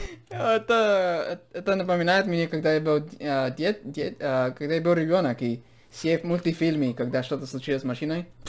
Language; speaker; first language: Russian; non-native, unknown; English